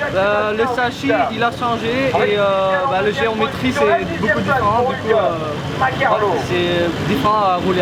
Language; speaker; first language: French; non-native, local second language; Dutch